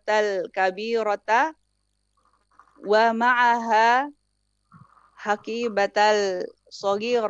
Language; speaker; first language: Arabic; non-native, learner; Indonesian